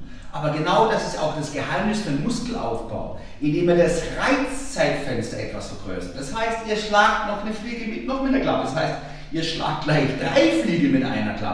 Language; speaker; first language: German; native; German